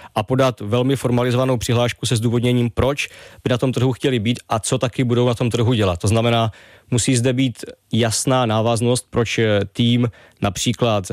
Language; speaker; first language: Czech; native; Czech